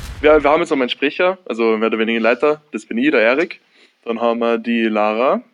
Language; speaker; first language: German; native; German